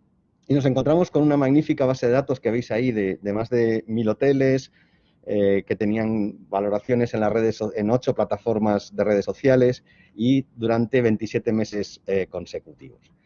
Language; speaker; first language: Spanish; native; Spanish